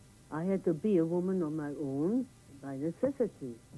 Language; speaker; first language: English; non-native, fluent; German